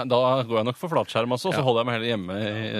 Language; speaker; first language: Norwegian; native; Norwegian